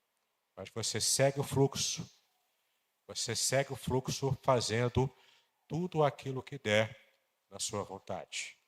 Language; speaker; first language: Portuguese; native; Portuguese